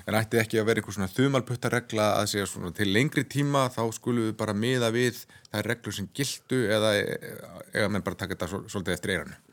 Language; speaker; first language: Icelandic; native; Icelandic